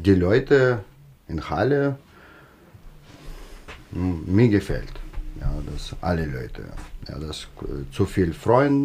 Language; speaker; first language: German; non-native, learner; Russian